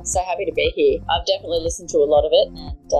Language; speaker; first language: English; native; English